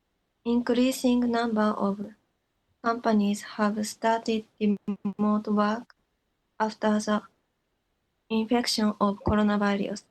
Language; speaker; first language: English; non-native, learner; Japanese